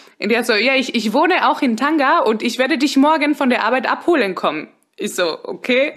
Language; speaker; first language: German; early bilingual, heritage; Spanish